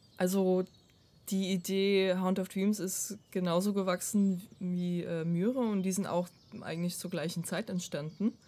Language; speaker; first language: German; non-native, fluent; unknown